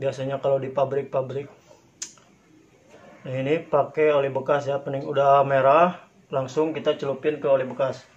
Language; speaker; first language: Indonesian; native; Indonesian